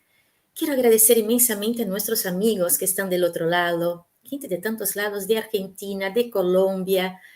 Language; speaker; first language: Spanish; native; Spanish